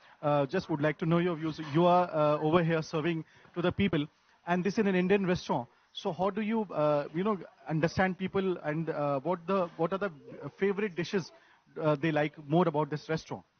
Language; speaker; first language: Hindi; native; Hindi